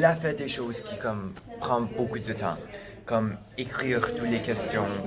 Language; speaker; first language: French; non-native, local second language; English